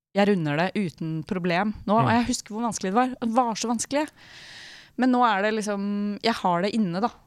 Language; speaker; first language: Norwegian; native; Norwegian